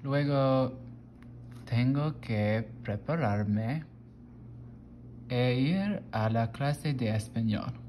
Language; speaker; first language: Spanish; non-native, learner; English